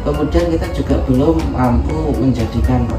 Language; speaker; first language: Indonesian; native; Indonesian